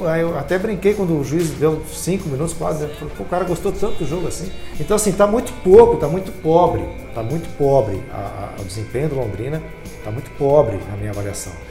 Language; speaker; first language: Portuguese; native; Portuguese